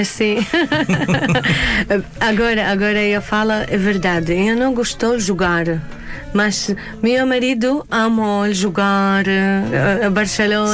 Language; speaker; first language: Portuguese; non-native, learner; Arabic